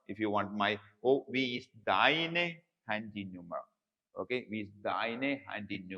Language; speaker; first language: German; non-native, learner; Malayalam